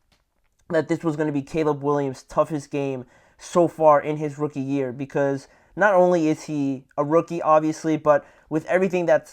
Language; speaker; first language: English; native; English